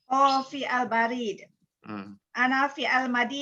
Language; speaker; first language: Arabic; non-native, learner; Malay